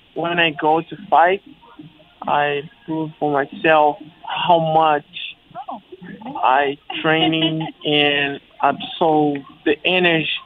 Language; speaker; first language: English; non-native, learner; Portuguese